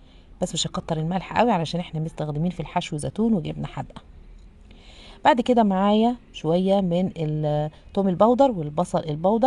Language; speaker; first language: Arabic; native; Arabic